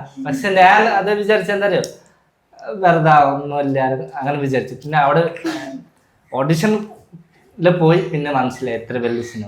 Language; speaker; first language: Malayalam; non-native, local second language; Bangla